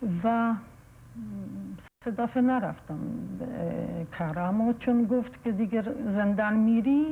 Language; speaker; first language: Persian; non-native, fluent; Polish